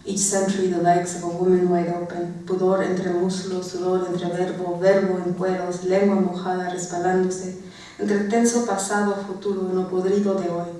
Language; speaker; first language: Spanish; early bilingual, heritage; Spanish